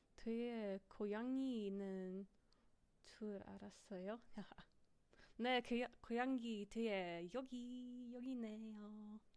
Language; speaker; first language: Korean; non-native, learner; English